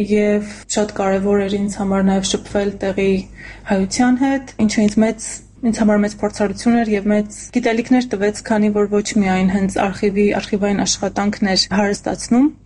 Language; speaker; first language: Armenian; native; Armenian